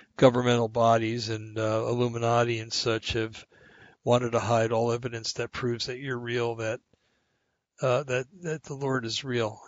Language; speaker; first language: English; native; English